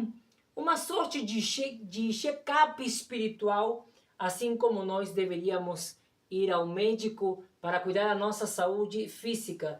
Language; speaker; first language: Portuguese; non-native, fluent; Spanish